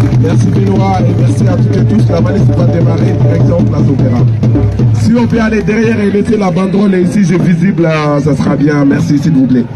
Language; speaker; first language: French; native; French